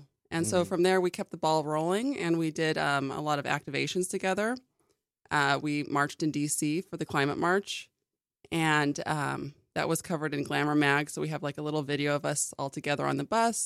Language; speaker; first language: English; native; English